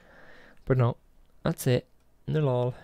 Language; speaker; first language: English; native; English